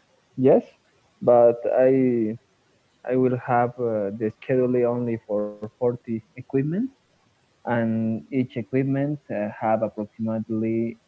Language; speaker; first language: English; non-native, learner; Spanish